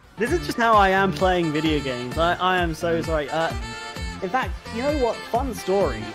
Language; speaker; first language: English; native; English